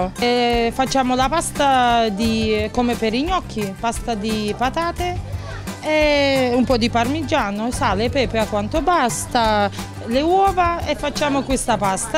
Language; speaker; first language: Italian; non-native, fluent; Ukrainian